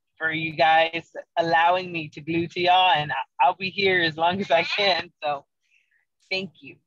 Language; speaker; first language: English; native; English